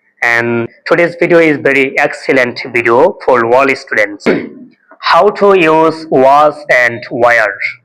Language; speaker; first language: English; non-native, local second language; Bangla